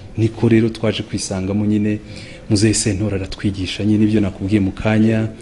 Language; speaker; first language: Kinyarwanda; early bilingual, heritage; Kinyarwanda